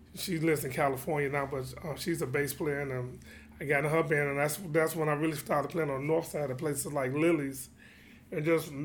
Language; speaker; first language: English; native; English